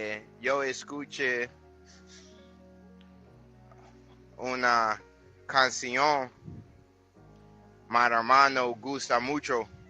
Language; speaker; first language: Spanish; non-native, learner; English